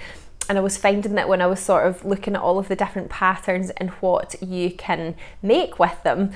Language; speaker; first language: English; native; English